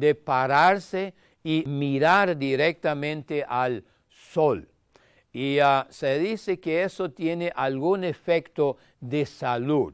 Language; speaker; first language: Spanish; non-native, fluent; German